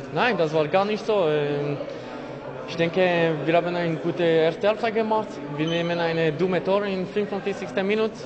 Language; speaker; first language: German; non-native, local second language; French